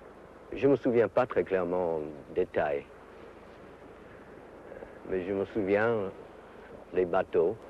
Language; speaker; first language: French; non-native, fluent; English